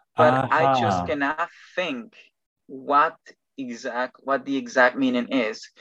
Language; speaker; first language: English; non-native, fluent; Spanish